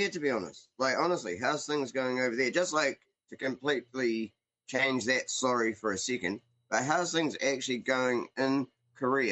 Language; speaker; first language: English; native; English